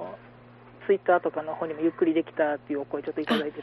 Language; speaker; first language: Japanese; native; Japanese